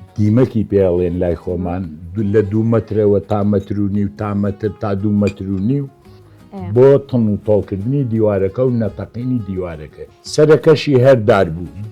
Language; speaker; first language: Central Kurdish; non-native, local second language; Gurani